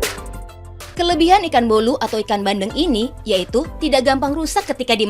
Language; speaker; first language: Indonesian; native; Indonesian